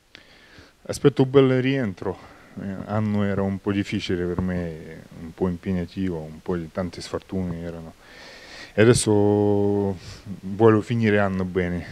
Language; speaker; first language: Italian; non-native, learner; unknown